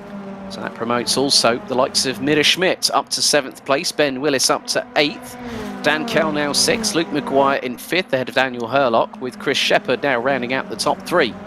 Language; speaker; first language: English; native; English